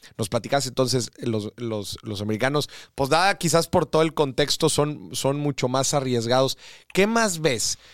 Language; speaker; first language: Spanish; native; Spanish